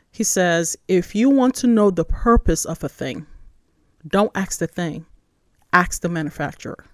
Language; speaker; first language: English; non-native, local second language; Igbo